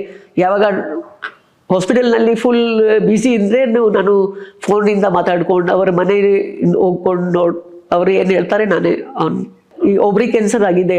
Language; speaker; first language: Kannada; non-native, local second language; Hindi